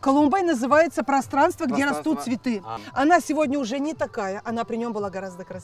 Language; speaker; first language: Russian; native; Russian